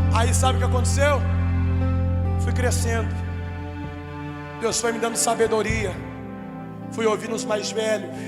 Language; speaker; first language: Portuguese; native; Portuguese